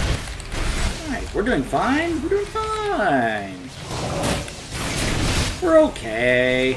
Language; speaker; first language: English; native; English